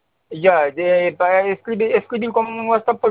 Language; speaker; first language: Spanish; non-native, learner; Haitian Creole